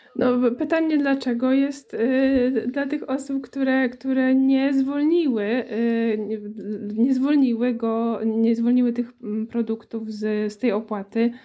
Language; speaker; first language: Polish; native; Polish